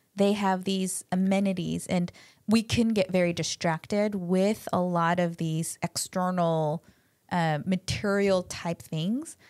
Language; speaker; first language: English; early bilingual, other home language; Korean